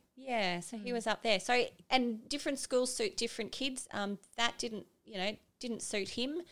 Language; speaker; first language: English; native; English